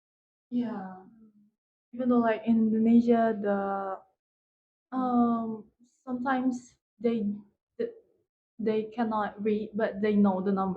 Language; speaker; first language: English; non-native, learner; Indonesian